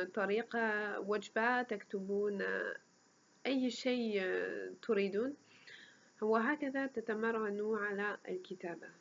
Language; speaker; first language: Arabic; non-native, fluent; French